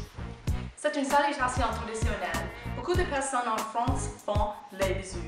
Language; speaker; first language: French; non-native, learner; English